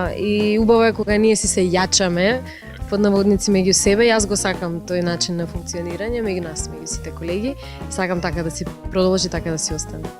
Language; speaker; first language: Macedonian; early bilingual, other home language; Russian